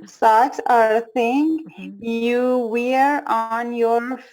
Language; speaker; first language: English; non-native, learner; Persian